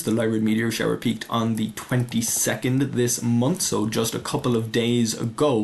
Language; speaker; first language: English; native; English